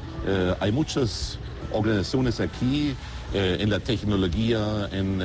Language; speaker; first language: Spanish; non-native, learner; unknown